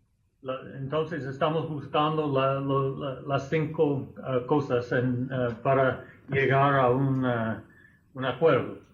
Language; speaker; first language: Spanish; non-native, fluent; English